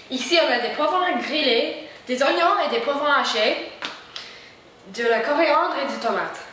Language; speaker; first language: French; non-native, learner; English